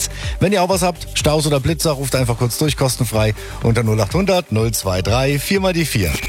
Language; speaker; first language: German; native; German